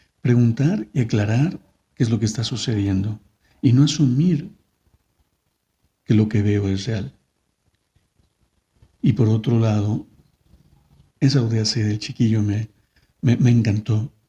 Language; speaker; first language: Spanish; native; Spanish